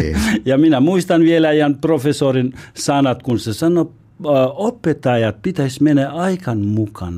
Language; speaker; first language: Finnish; non-native, learner; Albanian